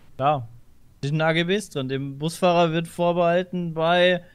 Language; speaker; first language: German; native; German